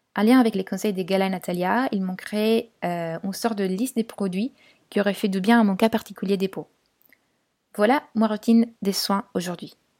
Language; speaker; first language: French; non-native, fluent; Italian